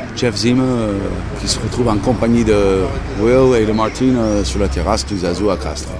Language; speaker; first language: French; non-native, fluent; English